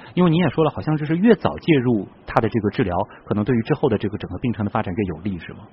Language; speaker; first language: Chinese; native; Chinese